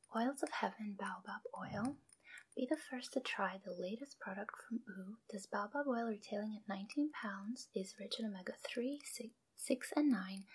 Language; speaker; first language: English; early bilingual, other home language; Russian